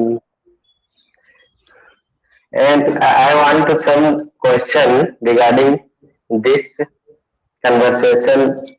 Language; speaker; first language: English; non-native, learner; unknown